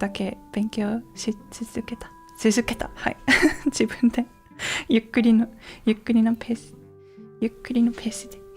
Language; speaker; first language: Japanese; non-native, learner; English